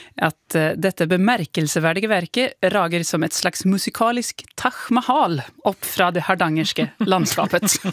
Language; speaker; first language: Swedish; native; Swedish